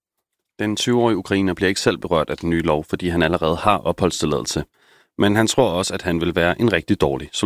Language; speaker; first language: Danish; native; Danish